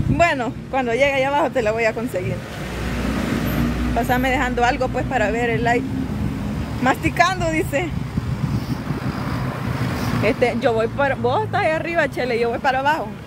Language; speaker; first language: Spanish; native; Spanish